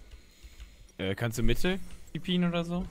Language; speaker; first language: German; native; German